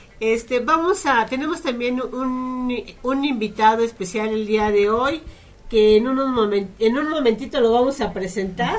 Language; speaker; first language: Spanish; native; Spanish